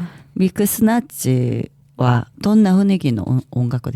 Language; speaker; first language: Japanese; non-native, learner; Korean